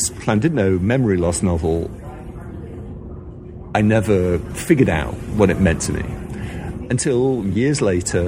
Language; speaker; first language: English; native; English